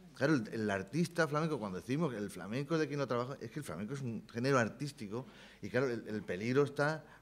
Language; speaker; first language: Spanish; native; Spanish